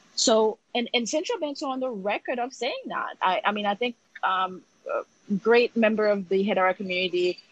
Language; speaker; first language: English; early bilingual, other home language; Haitian Creole